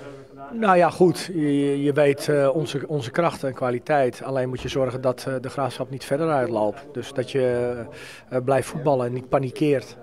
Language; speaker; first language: Dutch; native; Dutch